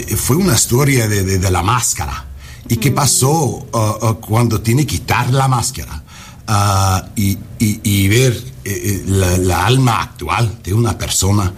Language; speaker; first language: Spanish; non-native, learner; English